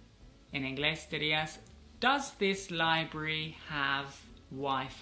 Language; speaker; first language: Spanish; non-native, fluent; English